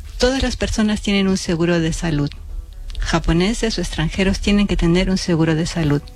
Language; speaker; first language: Spanish; native; Spanish